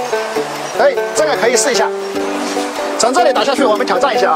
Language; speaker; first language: Chinese; native; Chinese